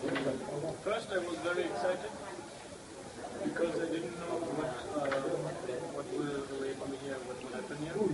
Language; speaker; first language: English; non-native, fluent; German